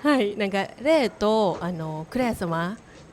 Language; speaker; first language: Japanese; non-native, learner; Thai